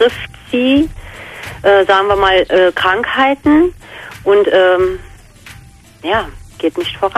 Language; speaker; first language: German; native; German